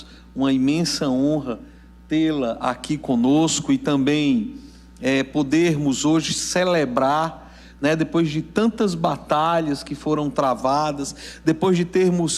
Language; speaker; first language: Portuguese; native; Portuguese